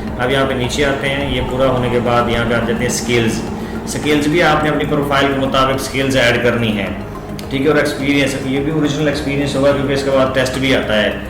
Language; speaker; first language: Urdu; non-native, local second language; Punjabi